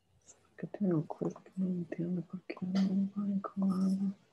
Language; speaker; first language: Portuguese; non-native, fluent; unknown